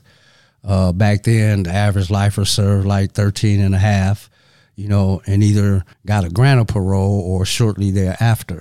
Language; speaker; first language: English; native; English